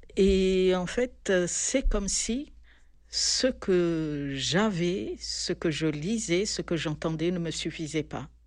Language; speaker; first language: French; non-native, local second language; Malagasy